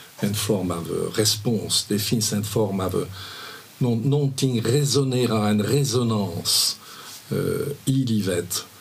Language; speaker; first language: Swedish; non-native, fluent; French